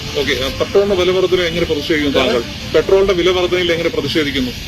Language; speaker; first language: Malayalam; native; Malayalam